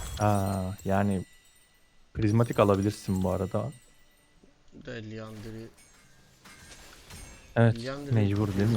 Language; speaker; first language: Turkish; native; Turkish